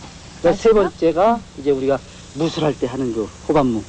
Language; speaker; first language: Korean; native; Korean